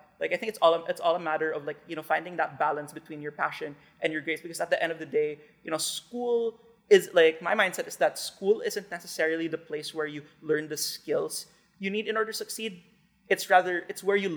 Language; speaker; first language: English; non-native, local second language; Hiligaynon